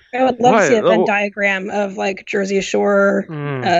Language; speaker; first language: English; native; English